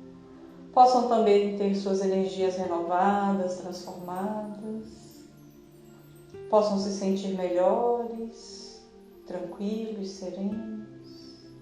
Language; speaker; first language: Portuguese; native; Portuguese